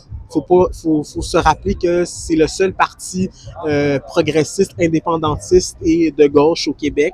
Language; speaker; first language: French; native; French